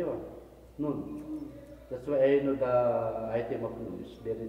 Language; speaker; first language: English; non-native, local second language; Filipino